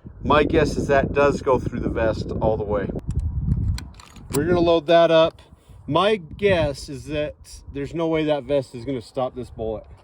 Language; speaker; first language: English; native; English